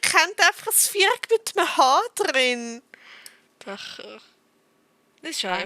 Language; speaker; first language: German; native; German